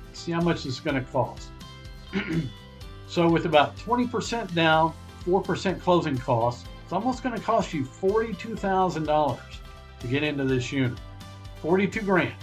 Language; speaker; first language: English; native; English